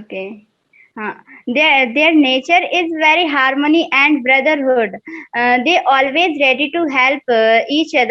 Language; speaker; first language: English; non-native, learner; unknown